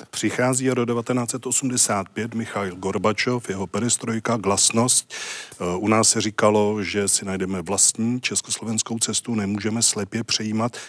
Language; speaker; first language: Czech; native; Czech